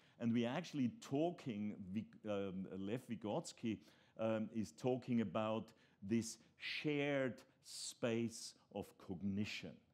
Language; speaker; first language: English; non-native, fluent; German